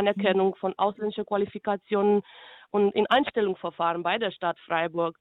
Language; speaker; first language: German; non-native, fluent; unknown